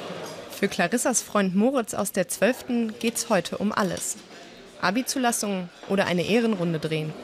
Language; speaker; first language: German; native; German